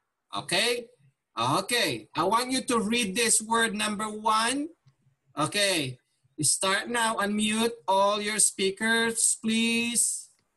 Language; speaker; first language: English; non-native, local second language; Filipino